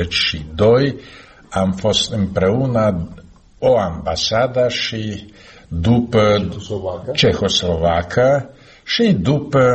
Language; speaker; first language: Romanian; non-native, learner; Slovak